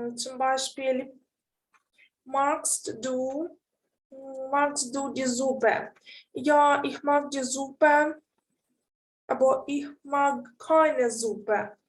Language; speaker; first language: German; non-native, fluent; Ukrainian